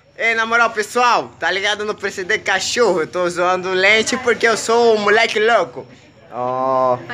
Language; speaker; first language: Portuguese; native; Portuguese